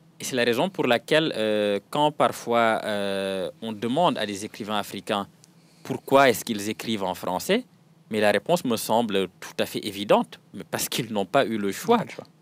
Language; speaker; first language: French; non-native, local second language; Wolof